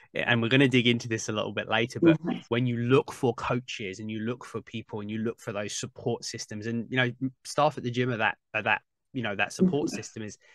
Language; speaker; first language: English; native; English